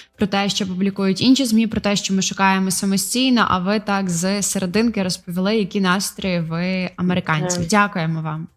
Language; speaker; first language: Ukrainian; native; Ukrainian